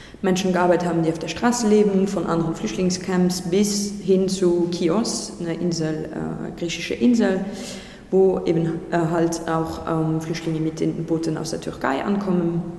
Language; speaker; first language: German; non-native, learner; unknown